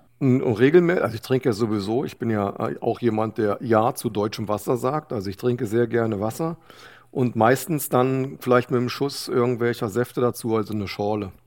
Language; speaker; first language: German; native; German